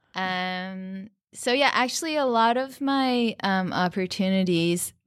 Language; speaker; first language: English; native; English